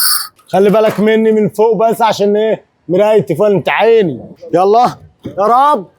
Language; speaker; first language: Arabic; native; Arabic